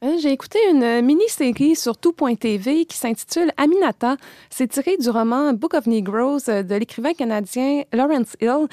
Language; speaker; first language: French; native; French